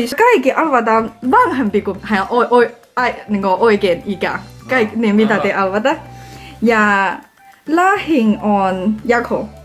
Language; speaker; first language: Finnish; non-native, learner; Chinese